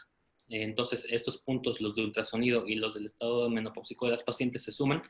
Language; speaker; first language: Spanish; native; Spanish